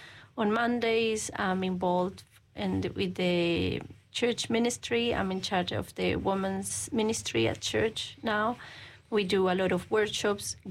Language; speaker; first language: English; non-native, fluent; Spanish